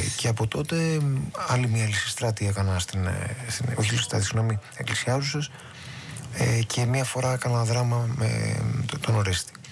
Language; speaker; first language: Greek; native; Greek